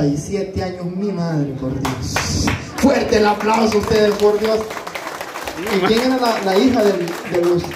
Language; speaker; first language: Spanish; native; Spanish